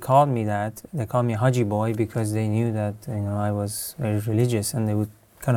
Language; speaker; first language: English; non-native, fluent; Persian